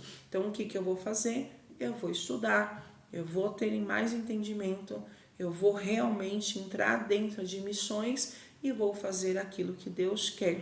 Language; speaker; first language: Portuguese; native; Portuguese